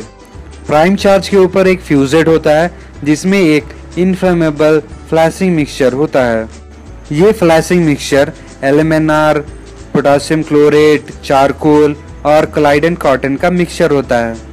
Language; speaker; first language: Hindi; native; Hindi